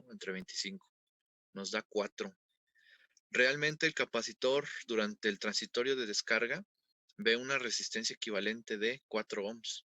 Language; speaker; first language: Spanish; native; Spanish